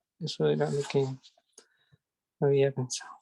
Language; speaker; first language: Spanish; native; Spanish